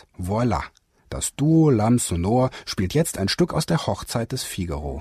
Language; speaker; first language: German; native; German